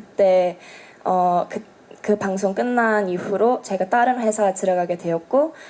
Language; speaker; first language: Korean; early bilingual, heritage; Korean